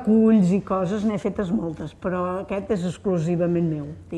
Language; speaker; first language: Catalan; native; Catalan